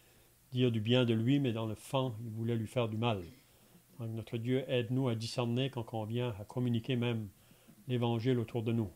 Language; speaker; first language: French; native; French